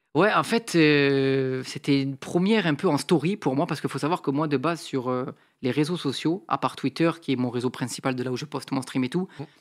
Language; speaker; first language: French; native; French